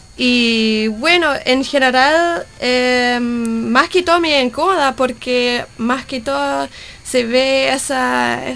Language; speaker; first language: Spanish; non-native, fluent; English